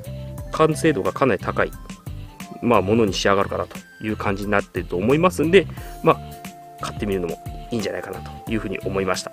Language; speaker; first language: Japanese; native; Japanese